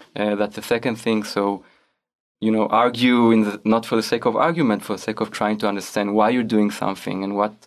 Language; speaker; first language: English; non-native, fluent; Hebrew